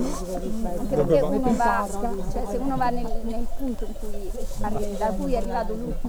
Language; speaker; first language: Italian; native; Italian